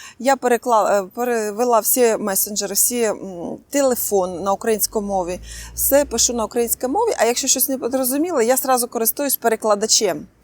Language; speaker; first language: Ukrainian; non-native, local second language; Russian